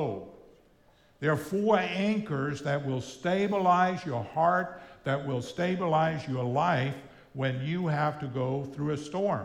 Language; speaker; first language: English; non-native, fluent; German